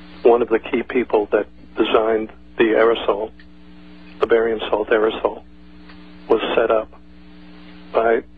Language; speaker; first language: English; native; English